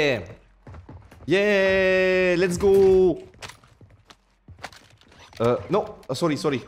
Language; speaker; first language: English; non-native, learner; French